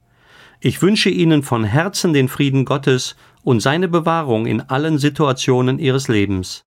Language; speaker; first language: German; native; German